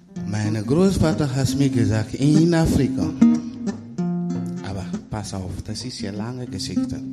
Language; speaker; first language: German; non-native, learner; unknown